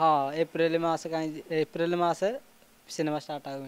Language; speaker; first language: Malayalam; non-native, local second language; Odia